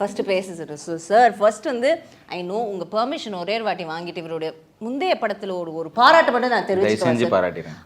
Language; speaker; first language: Tamil; native; Tamil